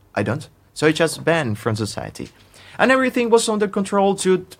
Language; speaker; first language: English; non-native, fluent; Spanish